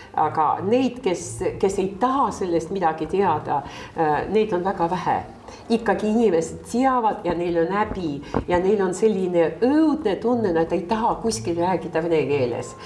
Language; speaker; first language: Estonian; non-native, local second language; Russian